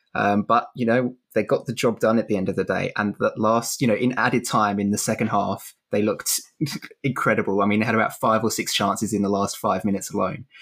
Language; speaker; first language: English; native; English